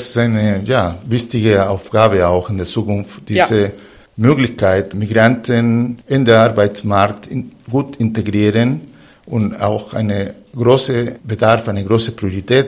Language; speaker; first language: German; non-native, fluent; Spanish